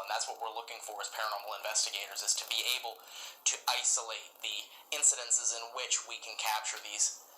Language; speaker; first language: English; native; English